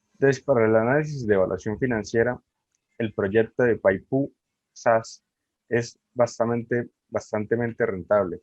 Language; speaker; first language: Spanish; native; Spanish